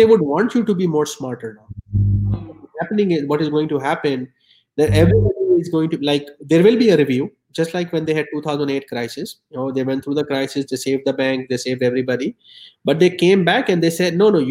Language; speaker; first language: English; non-native, local second language; Urdu